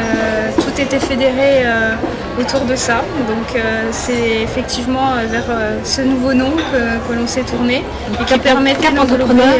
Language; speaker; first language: French; native; French